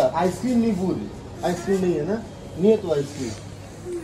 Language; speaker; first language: Russian; non-native, learner; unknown